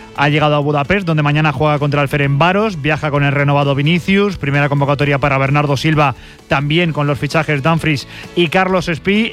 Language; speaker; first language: Spanish; native; Spanish